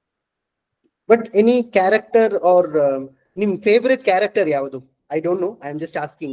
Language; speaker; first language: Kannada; non-native, local second language; Malayalam